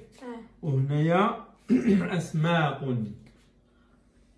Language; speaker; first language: Arabic; native; Arabic